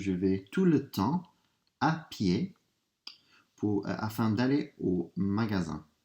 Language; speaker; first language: French; non-native, fluent; English